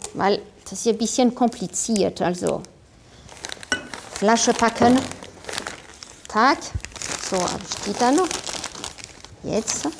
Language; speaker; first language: German; non-native, fluent; French